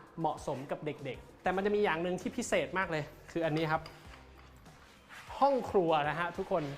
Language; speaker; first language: Thai; native; Thai